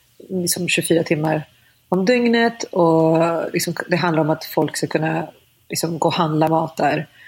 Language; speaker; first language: Swedish; native; Swedish